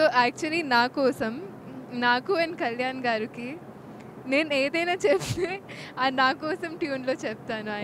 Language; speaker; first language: Telugu; non-native, fluent; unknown